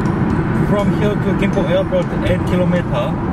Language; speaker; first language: English; non-native, learner; Korean